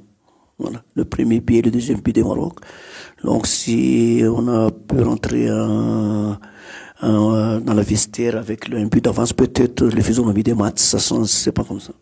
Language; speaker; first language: French; non-native, local second language; Malagasy